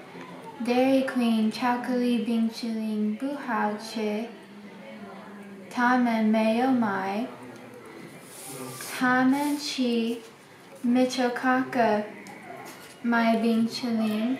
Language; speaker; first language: Chinese; non-native, learner; English